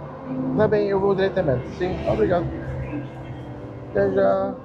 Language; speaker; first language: Portuguese; non-native, learner; German